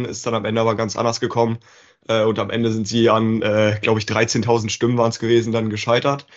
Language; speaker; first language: German; native; German